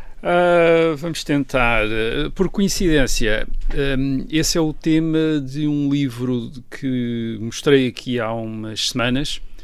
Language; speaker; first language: Portuguese; native; Portuguese